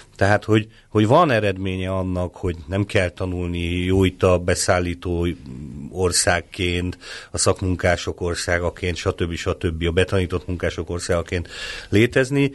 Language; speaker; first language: Hungarian; native; Hungarian